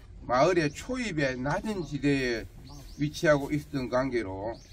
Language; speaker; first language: Korean; native; Korean